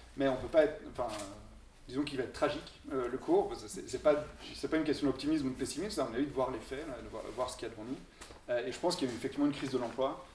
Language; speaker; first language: French; native; French